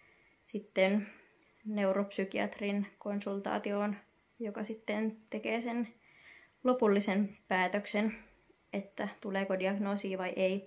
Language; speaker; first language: Finnish; native; Finnish